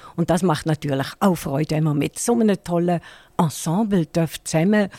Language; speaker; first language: German; native; German